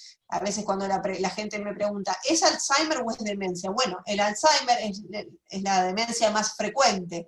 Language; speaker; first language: Spanish; native; Spanish